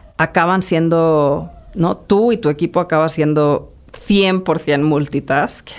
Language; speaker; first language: Spanish; early bilingual, other home language; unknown